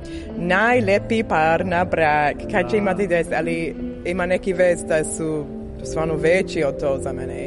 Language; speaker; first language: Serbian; non-native, learner; English